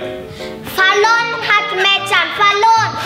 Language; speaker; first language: German; early bilingual, other home language; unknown